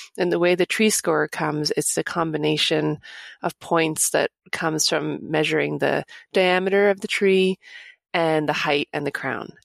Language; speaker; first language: English; native; English